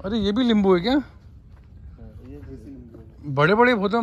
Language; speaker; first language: Hindi; native; Hindi